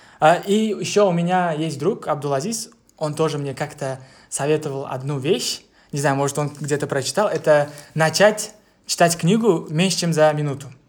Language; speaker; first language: Russian; non-native, local second language; Uzbek